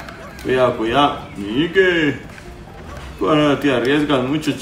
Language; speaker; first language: Spanish; native; Spanish